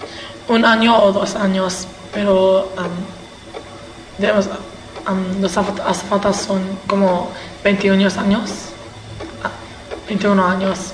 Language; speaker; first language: Spanish; early bilingual, heritage; English